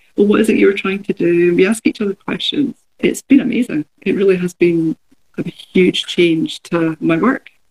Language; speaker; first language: English; native; English